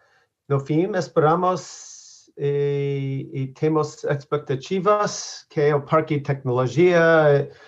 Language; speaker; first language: Portuguese; non-native, learner; English